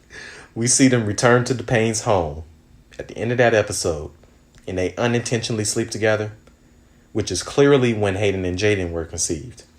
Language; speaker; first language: English; native; English